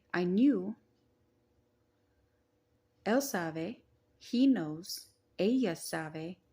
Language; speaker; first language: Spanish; non-native, learner; English